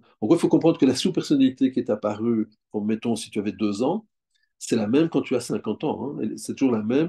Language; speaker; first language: French; native; French